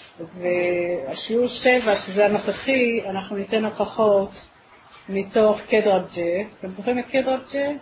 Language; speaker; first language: Hebrew; native; Hebrew